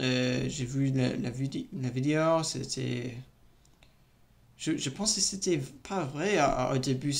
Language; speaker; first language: French; non-native, learner; English